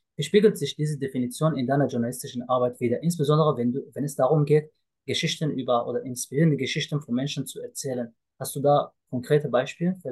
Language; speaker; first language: German; native; German